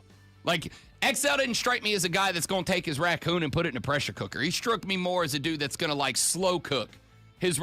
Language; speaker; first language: English; native; English